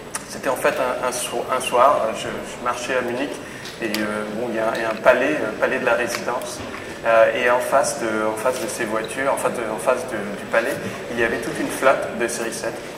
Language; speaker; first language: French; native; French